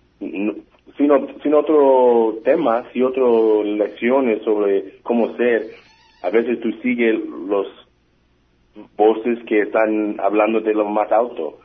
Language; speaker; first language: Spanish; early bilingual, heritage; English